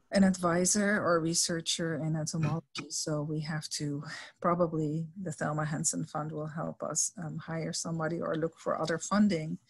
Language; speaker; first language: English; non-native, fluent; Dutch